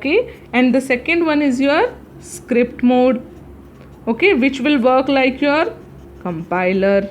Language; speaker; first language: English; non-native, local second language; Hindi